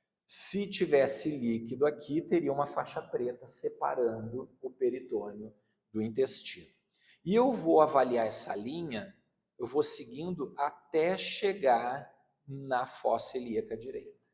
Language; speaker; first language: Portuguese; native; Portuguese